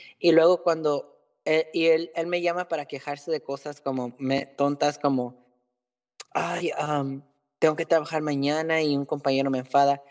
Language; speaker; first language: Spanish; early bilingual, heritage; Spanish